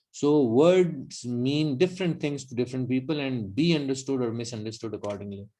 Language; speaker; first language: English; non-native, local second language; Urdu